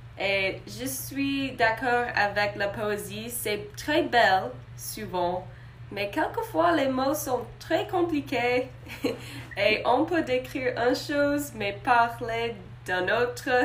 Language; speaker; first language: French; non-native, learner; English